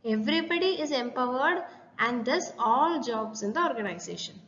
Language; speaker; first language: English; non-native, local second language; Malayalam